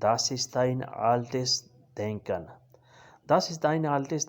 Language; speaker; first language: German; non-native, learner; Urdu